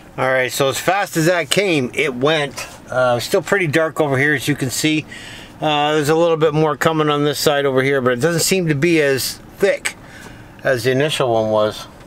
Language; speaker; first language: English; native; English